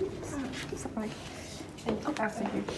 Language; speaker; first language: English; non-native, learner; Korean